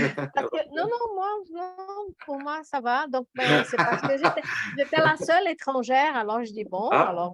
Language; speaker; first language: French; non-native, fluent; Portuguese